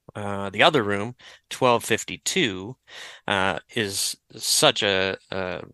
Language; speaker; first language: English; native; English